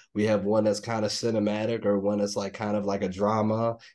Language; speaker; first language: English; native; English